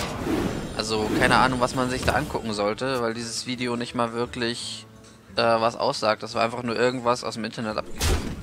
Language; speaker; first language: German; native; German